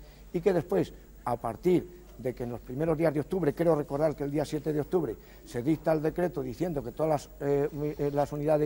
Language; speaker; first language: Spanish; native; Spanish